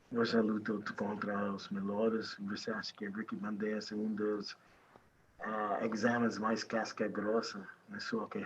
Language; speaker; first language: Portuguese; non-native, fluent; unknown